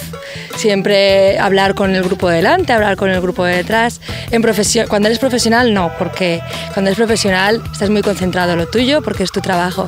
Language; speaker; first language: Spanish; native; Spanish